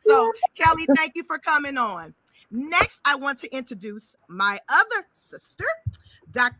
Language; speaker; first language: English; native; English